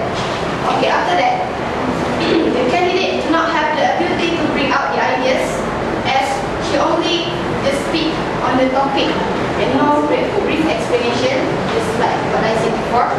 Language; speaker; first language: English; non-native, learner; Malay